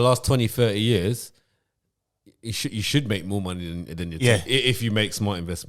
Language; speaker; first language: English; native; English